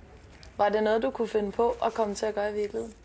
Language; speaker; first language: Danish; native; Danish